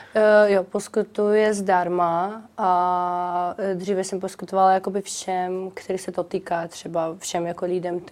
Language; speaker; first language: Czech; non-native, fluent; Ukrainian